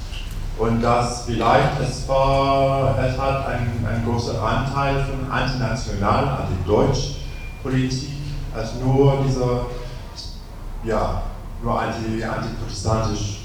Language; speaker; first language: German; non-native, fluent; English